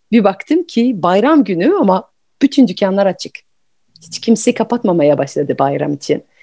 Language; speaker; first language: Turkish; non-native, fluent; French